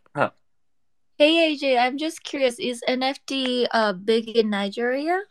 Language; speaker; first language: English; non-native, fluent; Japanese